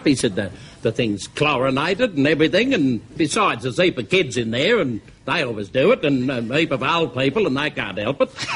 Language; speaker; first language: English; native; English